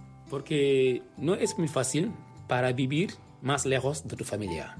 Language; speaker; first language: Spanish; non-native, learner; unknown